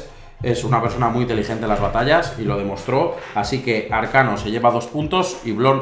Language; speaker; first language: Spanish; native; Spanish